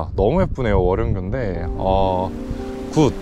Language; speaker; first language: Korean; native; Korean